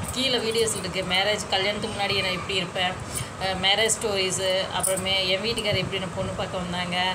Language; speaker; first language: Tamil; non-native, local second language; Telugu